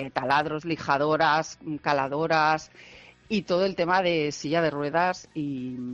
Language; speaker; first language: Spanish; non-native, local second language; Catalan